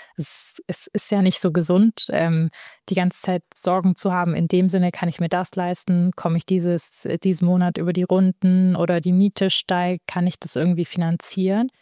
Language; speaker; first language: German; early bilingual, other home language; Albanian